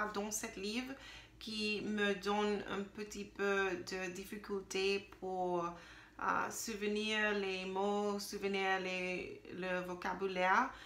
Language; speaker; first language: French; non-native, learner; English